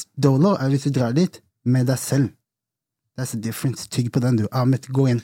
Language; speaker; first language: Norwegian; early bilingual, other home language; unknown